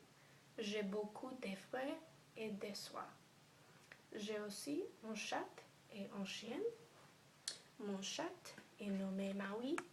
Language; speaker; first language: French; non-native, learner; English